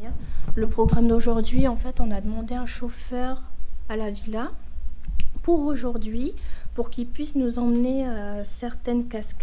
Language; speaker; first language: French; native; French